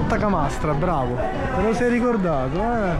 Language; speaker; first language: Italian; native; Italian